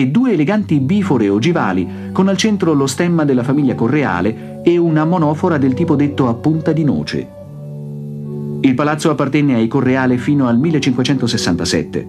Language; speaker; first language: Italian; native; Italian